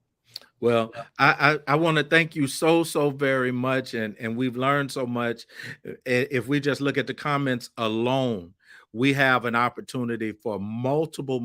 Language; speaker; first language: English; native; English